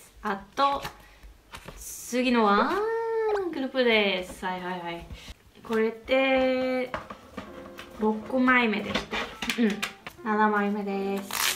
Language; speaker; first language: Japanese; non-native, learner; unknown